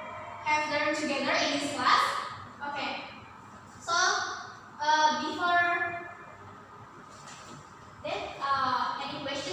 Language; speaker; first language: English; non-native, learner; Indonesian